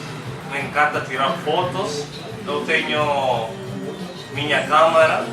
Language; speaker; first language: Portuguese; non-native, learner; Spanish